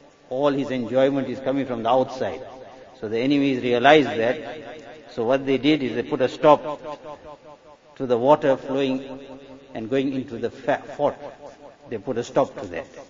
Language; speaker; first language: English; native; English